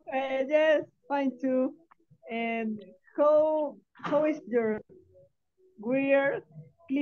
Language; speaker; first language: English; non-native, learner; Spanish